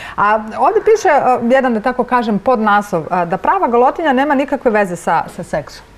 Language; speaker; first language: Serbian; native; Serbian